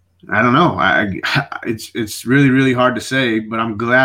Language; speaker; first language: English; native; English